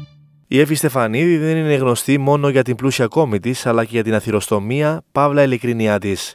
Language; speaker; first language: Greek; native; Greek